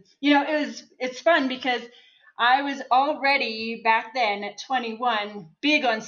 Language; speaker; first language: English; native; English